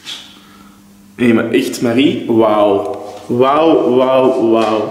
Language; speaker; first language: Dutch; native; Dutch